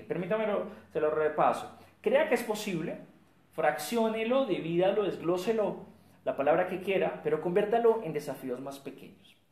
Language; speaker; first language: Spanish; native; Spanish